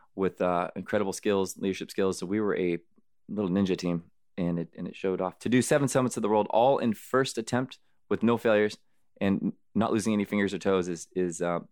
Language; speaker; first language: English; native; English